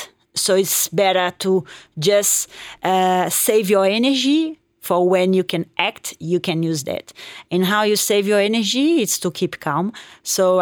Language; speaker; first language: English; non-native, fluent; Portuguese